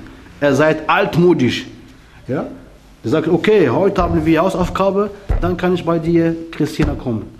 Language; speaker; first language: German; non-native, learner; Arabic